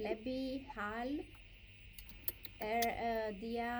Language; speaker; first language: Indonesian; non-native, learner; English